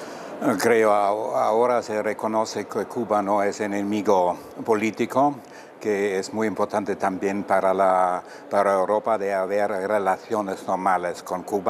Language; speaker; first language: Spanish; non-native, fluent; German